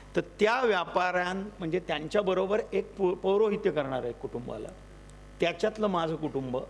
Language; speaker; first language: Marathi; non-native, local second language; Gujarati